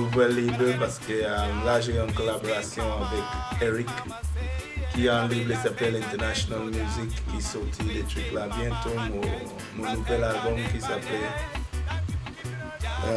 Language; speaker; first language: French; non-native, fluent; English